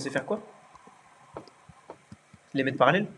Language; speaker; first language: French; native; French